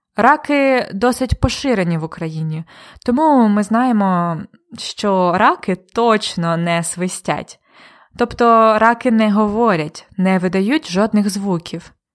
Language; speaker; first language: Ukrainian; native; Ukrainian